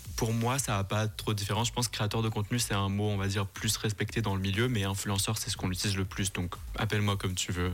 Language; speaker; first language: French; early bilingual, other home language; Persian